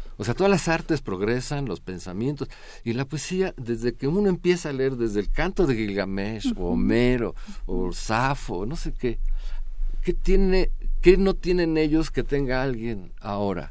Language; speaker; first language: Spanish; native; Spanish